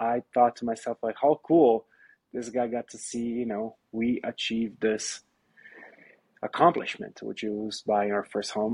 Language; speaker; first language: English; non-native, fluent; Portuguese